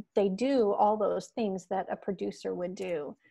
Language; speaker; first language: English; native; English